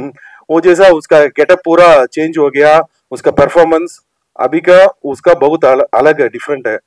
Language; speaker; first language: Hindi; non-native, local second language; Telugu